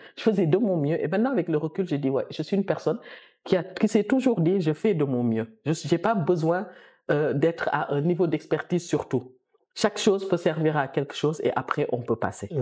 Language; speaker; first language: French; non-native, local second language; Wolof